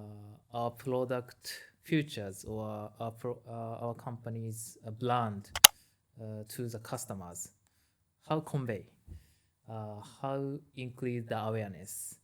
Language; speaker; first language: English; non-native, learner; Japanese